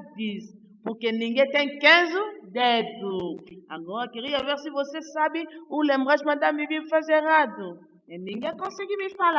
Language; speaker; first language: Portuguese; non-native, learner; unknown